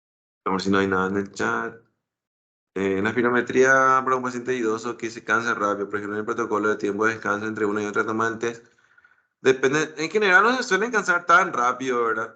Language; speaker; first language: Spanish; native; Spanish